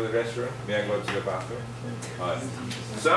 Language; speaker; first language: English; non-native, fluent; Japanese